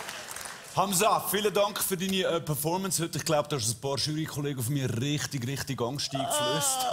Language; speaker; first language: German; native; German